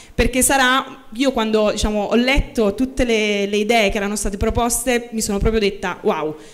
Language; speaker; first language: Italian; native; Italian